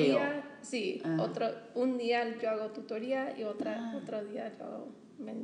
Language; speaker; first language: Spanish; non-native, fluent; English